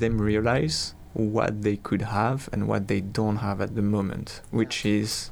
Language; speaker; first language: English; non-native, fluent; French